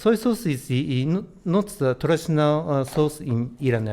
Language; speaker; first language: English; non-native, learner; Japanese